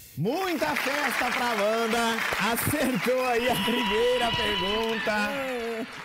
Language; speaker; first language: Portuguese; native; Portuguese